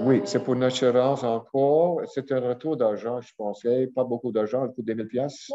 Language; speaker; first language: French; non-native, local second language; English